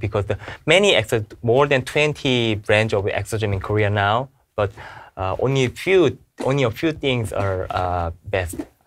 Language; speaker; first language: English; non-native, learner; Korean